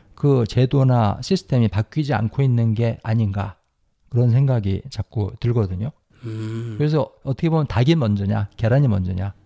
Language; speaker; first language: Korean; native; Korean